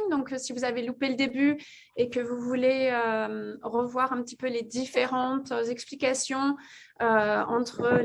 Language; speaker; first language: French; native; French